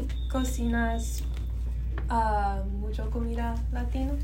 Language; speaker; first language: Spanish; non-native, learner; English